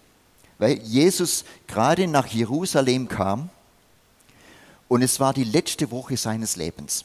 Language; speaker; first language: German; non-native, fluent; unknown